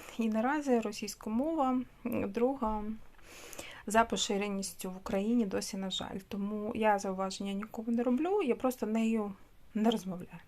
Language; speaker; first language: Ukrainian; non-native, local second language; Russian